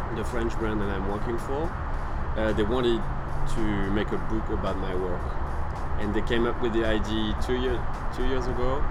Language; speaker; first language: English; non-native, fluent; French